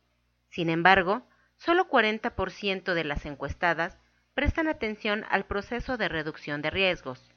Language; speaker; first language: Spanish; native; Spanish